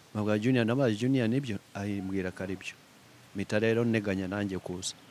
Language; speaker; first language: Kinyarwanda; early bilingual, heritage; Kinyarwanda